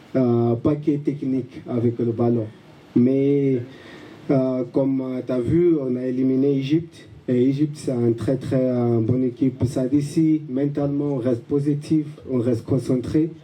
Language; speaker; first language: French; non-native, learner; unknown